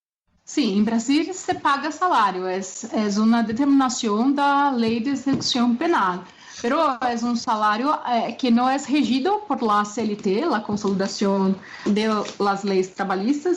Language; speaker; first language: Spanish; non-native, fluent; Portuguese